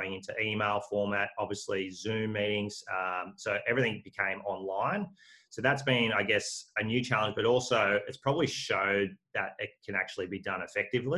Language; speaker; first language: English; native; English